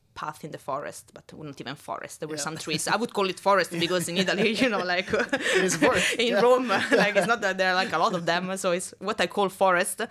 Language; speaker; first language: English; non-native, fluent; Italian